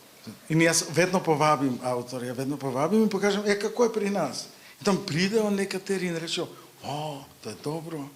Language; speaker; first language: Slovenian; non-native, fluent; Macedonian